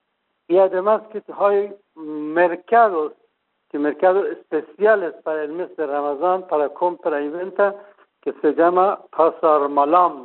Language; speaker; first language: Spanish; non-native, fluent; Persian